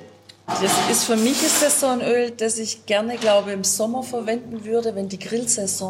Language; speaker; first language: German; native; German